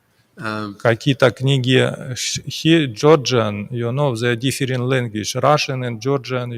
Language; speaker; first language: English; non-native, learner; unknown